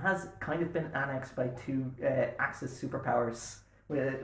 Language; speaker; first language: English; native; English